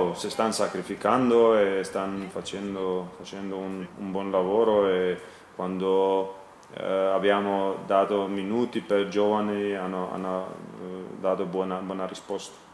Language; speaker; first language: Italian; non-native, learner; Croatian